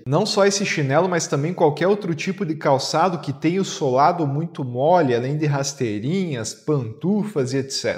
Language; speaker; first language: Portuguese; native; Portuguese